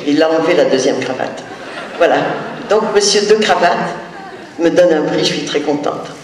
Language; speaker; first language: French; native; French